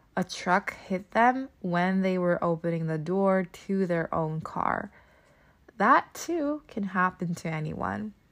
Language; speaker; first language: English; native; English